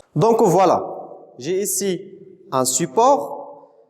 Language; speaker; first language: French; non-native, local second language; Arabic